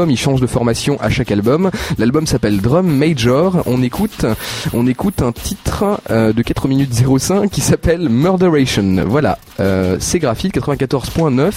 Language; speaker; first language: French; native; French